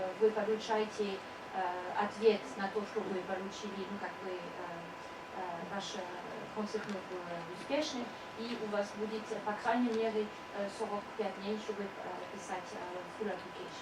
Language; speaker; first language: Russian; non-native, fluent; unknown